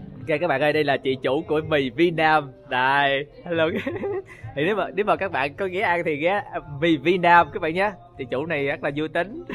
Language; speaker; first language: Vietnamese; native; Vietnamese